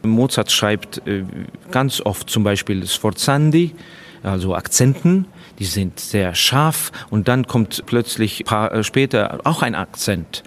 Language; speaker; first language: German; non-native, fluent; Estonian